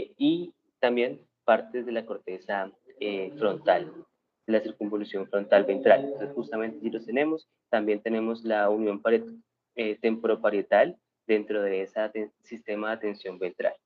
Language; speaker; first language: Spanish; native; Spanish